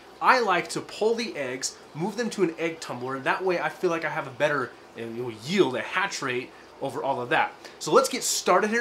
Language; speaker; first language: English; native; English